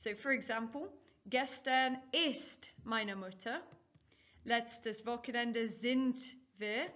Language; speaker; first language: German; non-native, fluent; English